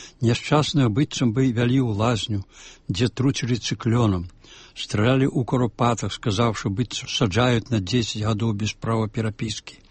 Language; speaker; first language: Belarusian; native; Belarusian